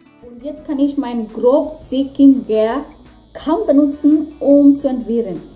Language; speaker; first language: German; non-native, fluent; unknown